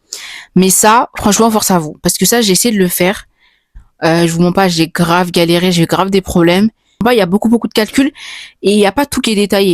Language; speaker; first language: French; native; French